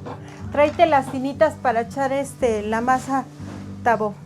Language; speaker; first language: Spanish; native; Spanish